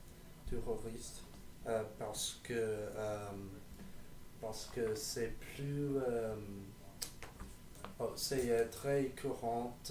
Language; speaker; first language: French; non-native, learner; English